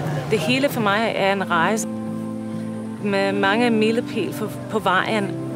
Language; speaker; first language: Danish; non-native, fluent; English